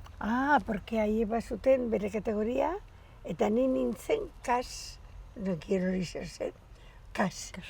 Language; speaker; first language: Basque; non-native, local second language; Spanish